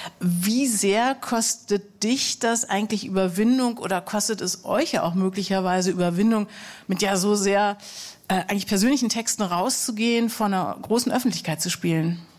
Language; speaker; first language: German; native; German